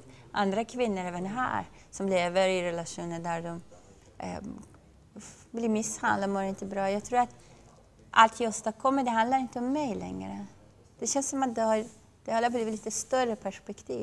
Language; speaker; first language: Swedish; non-native, fluent; Persian